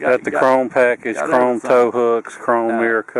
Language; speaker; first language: English; native; English